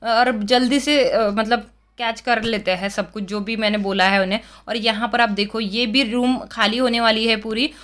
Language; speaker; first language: Hindi; non-native, local second language; Marathi